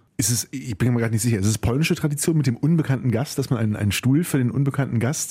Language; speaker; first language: German; native; German